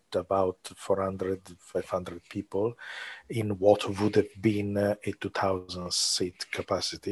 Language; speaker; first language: English; non-native, fluent; Italian